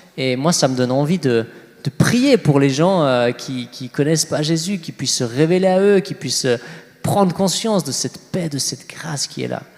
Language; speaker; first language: French; native; French